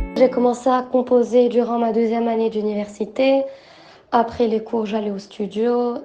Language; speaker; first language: French; non-native, local second language; Arabic